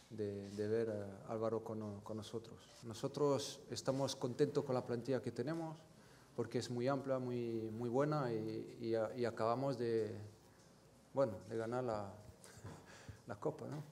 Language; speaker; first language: Spanish; non-native, fluent; French